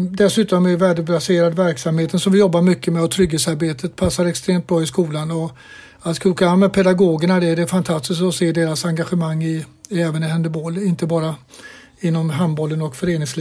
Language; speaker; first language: Swedish; native; Swedish